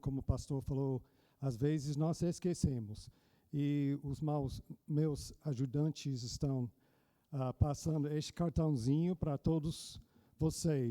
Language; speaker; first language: Portuguese; non-native, fluent; English